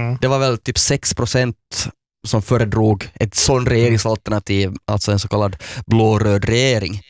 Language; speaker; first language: Swedish; native; Swedish